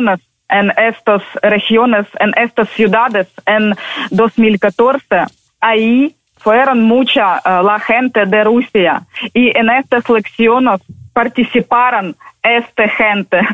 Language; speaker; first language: Spanish; non-native, fluent; Ukrainian